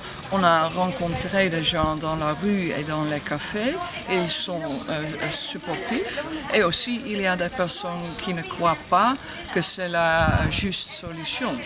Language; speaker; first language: French; non-native, learner; Dutch